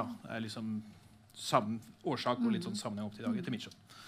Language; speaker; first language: Norwegian; native; Norwegian